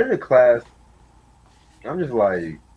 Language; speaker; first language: English; native; English